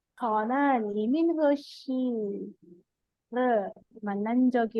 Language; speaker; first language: Korean; non-native, learner; Indonesian